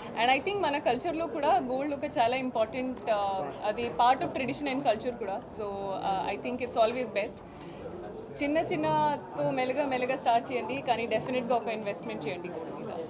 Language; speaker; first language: Telugu; non-native, learner; Hindi